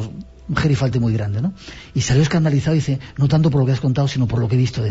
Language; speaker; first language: Spanish; native; Spanish